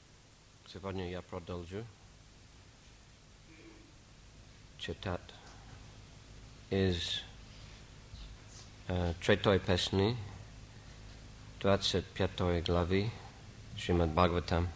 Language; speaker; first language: Russian; non-native, fluent; English